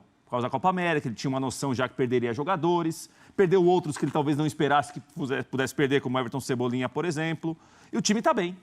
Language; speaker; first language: Portuguese; native; Portuguese